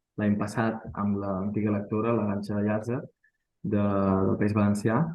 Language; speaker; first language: Catalan; native; Catalan